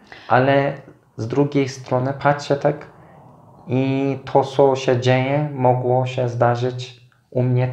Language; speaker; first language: Polish; non-native, fluent; Turkish